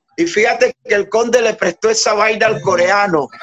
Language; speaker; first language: Spanish; native; Spanish